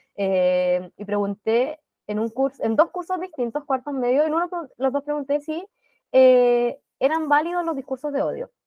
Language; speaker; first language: Spanish; native; Spanish